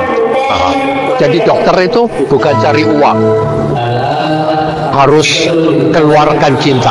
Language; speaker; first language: Indonesian; non-native, learner; Cantonese